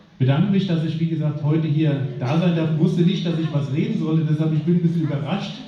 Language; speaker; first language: German; native; German